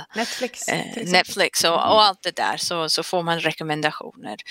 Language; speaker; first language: Swedish; non-native, fluent; English